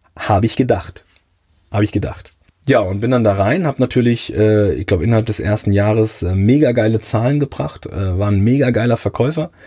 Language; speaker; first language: German; early bilingual, other home language; Italian